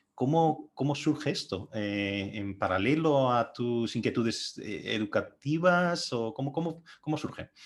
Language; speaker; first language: Spanish; native; Spanish